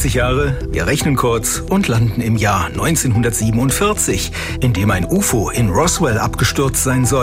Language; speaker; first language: German; native; German